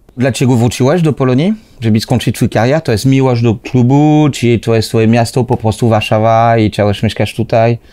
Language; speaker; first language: Polish; non-native, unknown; French